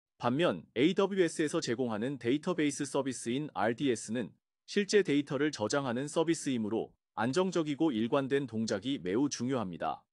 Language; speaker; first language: Korean; native; Korean